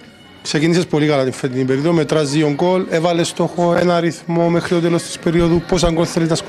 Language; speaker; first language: Greek; native; Greek